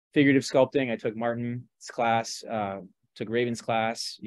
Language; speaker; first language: English; native; English